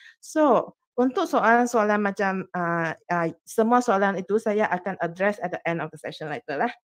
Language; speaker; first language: Malay; non-native, local second language; Chinese